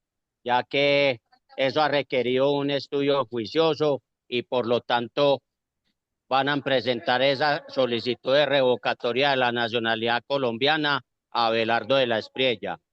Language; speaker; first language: Spanish; native; Spanish